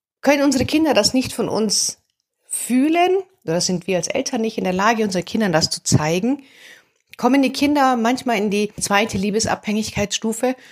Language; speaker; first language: German; native; German